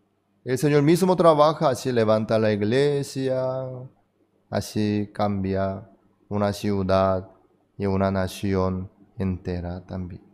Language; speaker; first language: Spanish; non-native, fluent; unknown